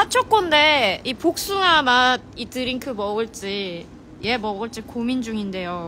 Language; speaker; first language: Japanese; non-native, fluent; Korean